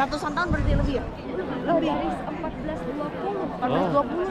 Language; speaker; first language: Indonesian; native; Indonesian